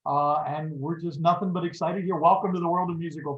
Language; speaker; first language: English; native; English